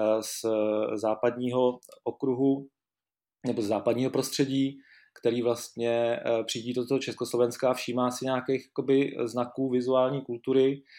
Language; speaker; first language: Czech; native; Czech